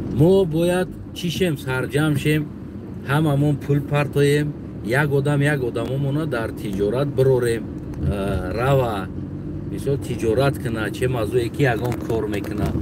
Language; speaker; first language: Tajik; non-native, local second language; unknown